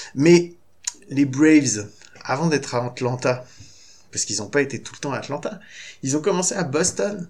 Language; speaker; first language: French; native; French